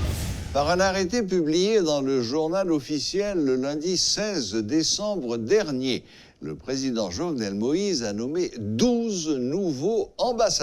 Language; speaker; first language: French; non-native, local second language; Haitian Creole